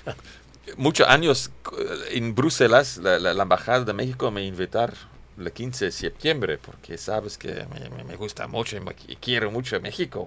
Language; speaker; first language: Spanish; non-native, learner; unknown